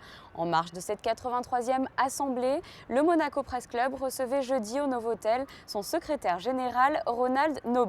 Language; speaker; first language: French; native; French